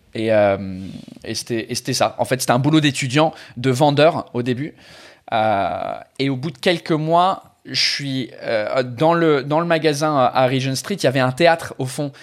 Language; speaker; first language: French; non-native, fluent; English